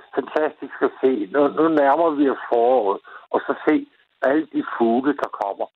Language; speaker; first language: Danish; native; Danish